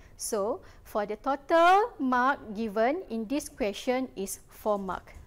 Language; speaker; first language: English; non-native, local second language; Malay